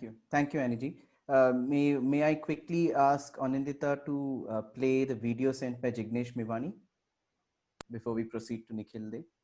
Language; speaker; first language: English; non-native, local second language; Hindi